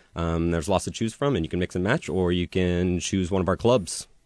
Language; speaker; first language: English; native; English